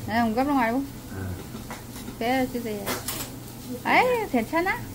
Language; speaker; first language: Korean; non-native, learner; Vietnamese